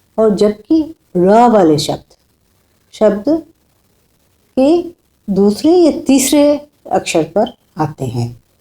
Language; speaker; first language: Hindi; native; Hindi